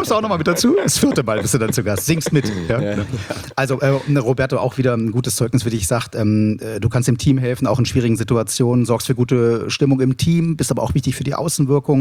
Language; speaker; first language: German; native; German